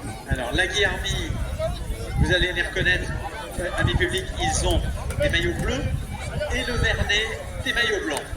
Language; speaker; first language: French; native; French